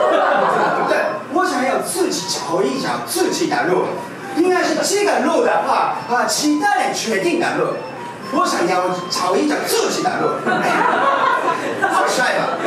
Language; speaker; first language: Chinese; non-native, fluent; Japanese